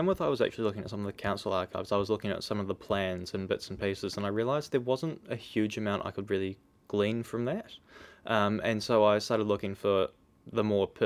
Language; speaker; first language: English; native; English